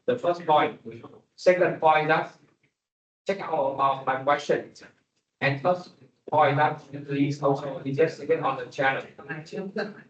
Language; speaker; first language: English; non-native, learner; Vietnamese